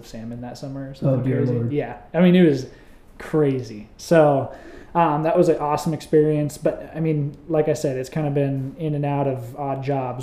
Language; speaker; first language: English; native; English